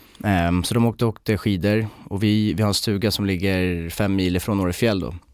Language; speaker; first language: Swedish; native; Swedish